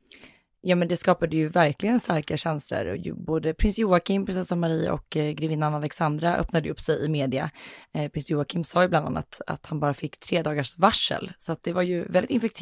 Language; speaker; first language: Swedish; native; Swedish